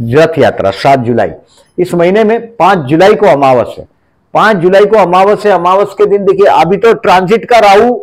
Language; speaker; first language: Hindi; native; Hindi